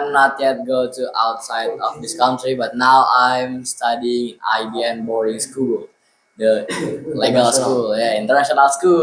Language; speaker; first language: English; non-native, learner; Indonesian